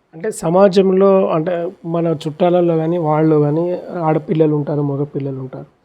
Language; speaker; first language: Telugu; native; Telugu